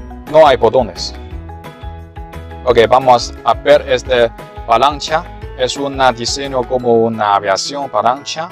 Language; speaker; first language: Spanish; non-native, learner; Chinese